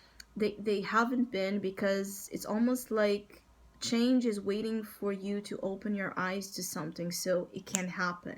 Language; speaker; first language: English; non-native, fluent; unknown